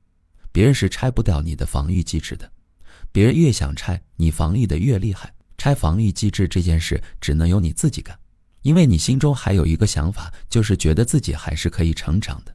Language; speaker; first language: Chinese; native; Chinese